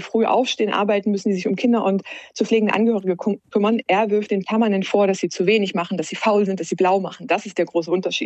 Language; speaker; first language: German; native; German